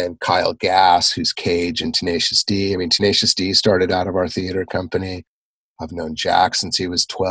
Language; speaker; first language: English; native; English